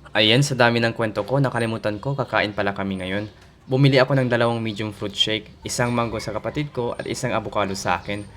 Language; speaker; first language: Filipino; non-native, local second language; Pangasinan